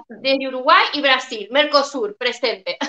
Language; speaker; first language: Spanish; native; Spanish